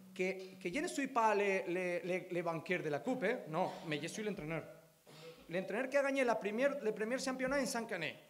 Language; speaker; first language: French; non-native, learner; Spanish